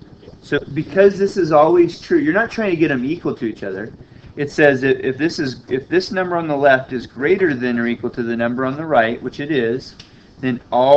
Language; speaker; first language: English; native; English